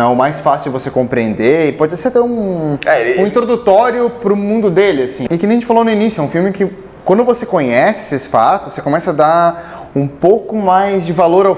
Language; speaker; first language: Portuguese; native; Portuguese